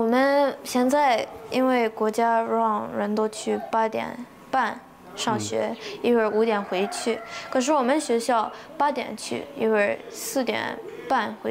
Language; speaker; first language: Chinese; early bilingual, heritage; Chinese